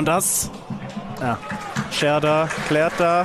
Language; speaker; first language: German; native; German